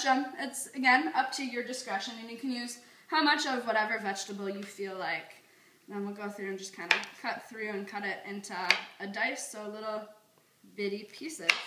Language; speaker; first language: English; native; English